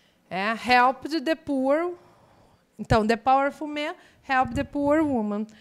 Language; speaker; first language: English; non-native, fluent; Portuguese